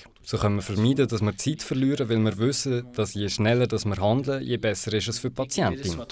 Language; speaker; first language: German; non-native, fluent; French